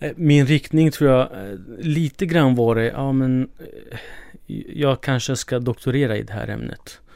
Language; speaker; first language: Swedish; early bilingual, other home language; Kurdish